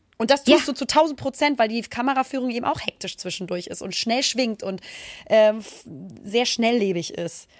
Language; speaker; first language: German; native; German